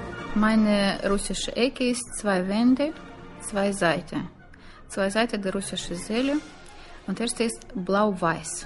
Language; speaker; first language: German; non-native, learner; Russian